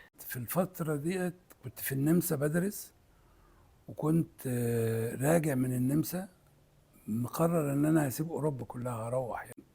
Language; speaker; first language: Egyptian Arabic; native; Egyptian Arabic